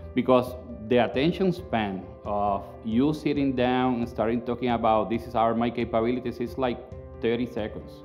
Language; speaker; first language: English; non-native, local second language; Spanish